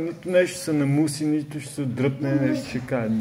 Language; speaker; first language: Bulgarian; native; Bulgarian